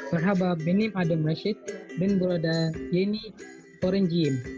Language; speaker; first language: Turkish; non-native, learner; Indonesian